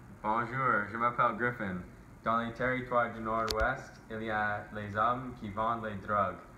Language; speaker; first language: French; non-native, local second language; English